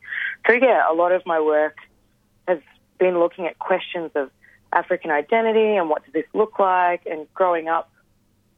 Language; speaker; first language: English; native; English